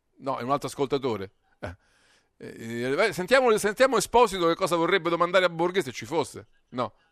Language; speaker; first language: Italian; native; Italian